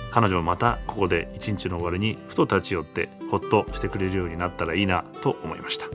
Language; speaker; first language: Japanese; native; Japanese